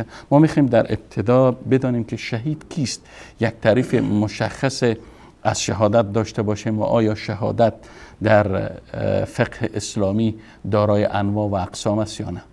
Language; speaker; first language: Persian; native; Persian